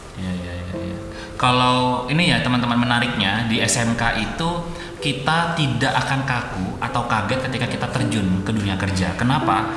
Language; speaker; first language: Indonesian; non-native, local second language; Madurese